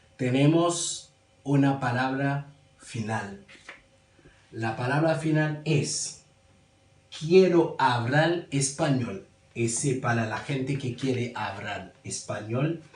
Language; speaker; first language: Spanish; non-native, learner; Haitian Creole